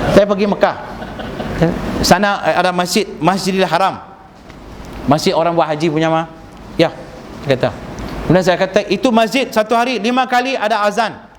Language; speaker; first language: Malay; native; Malay